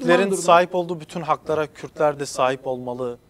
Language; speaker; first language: Turkish; non-native, local second language; Kurdish